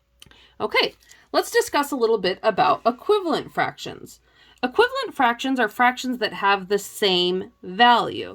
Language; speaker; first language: English; native; English